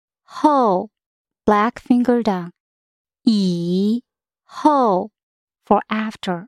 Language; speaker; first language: English; non-native, fluent; Chinese